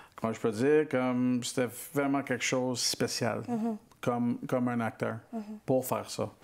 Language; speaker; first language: French; native; French